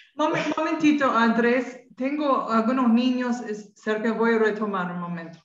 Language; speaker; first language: Spanish; non-native, fluent; English